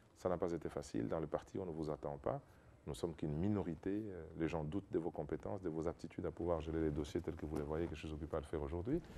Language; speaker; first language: French; non-native, local second language; Lingala